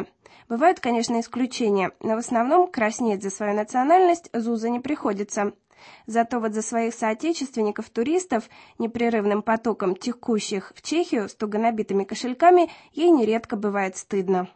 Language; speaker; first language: Russian; native; Russian